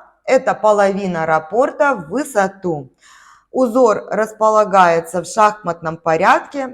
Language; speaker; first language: Russian; native; Russian